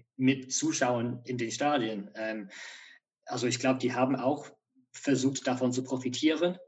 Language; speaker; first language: German; non-native, fluent; English